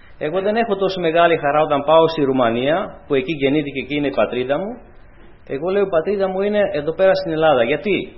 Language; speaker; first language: Greek; non-native, fluent; Romanian